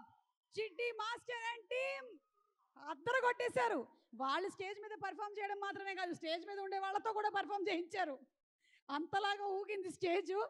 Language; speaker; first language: Telugu; native; Telugu